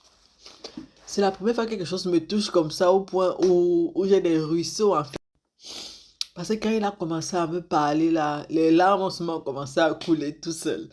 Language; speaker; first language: French; native; French